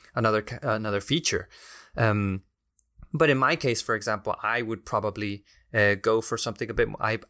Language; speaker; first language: English; non-native, fluent; Spanish